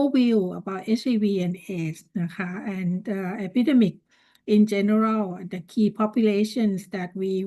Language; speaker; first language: English; non-native, fluent; Thai